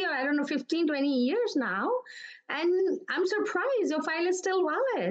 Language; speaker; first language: English; non-native, local second language; Urdu